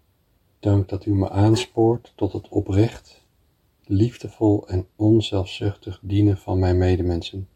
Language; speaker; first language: Dutch; native; Dutch